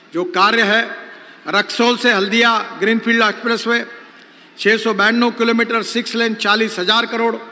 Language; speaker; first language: Hindi; non-native, local second language; Marathi